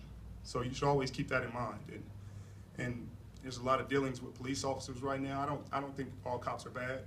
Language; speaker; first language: English; native; English